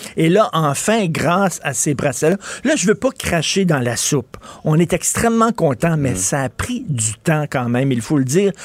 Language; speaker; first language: French; native; French